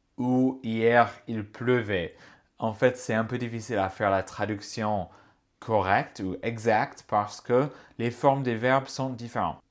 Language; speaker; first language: French; non-native, fluent; English